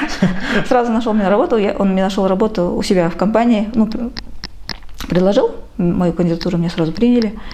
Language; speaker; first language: Russian; native; Russian